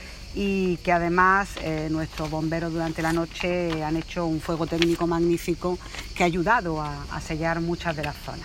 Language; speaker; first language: Spanish; native; Spanish